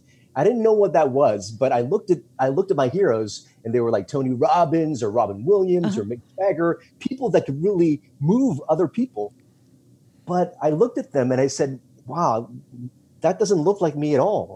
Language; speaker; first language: English; native; English